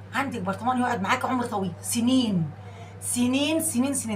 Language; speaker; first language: Arabic; native; Arabic